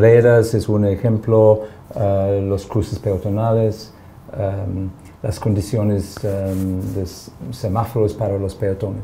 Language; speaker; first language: Spanish; non-native, fluent; English